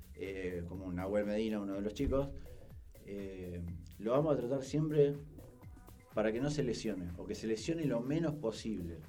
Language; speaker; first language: Spanish; native; Spanish